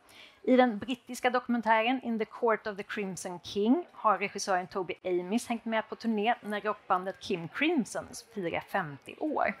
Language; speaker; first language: Swedish; native; Swedish